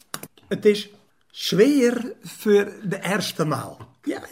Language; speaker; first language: German; non-native, learner; Dutch